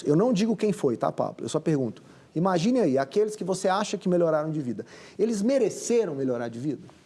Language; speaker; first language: Portuguese; native; Portuguese